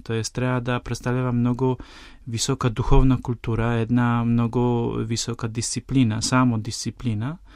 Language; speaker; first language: Bulgarian; non-native, fluent; Polish